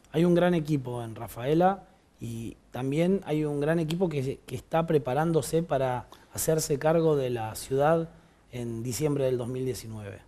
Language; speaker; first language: Spanish; native; Spanish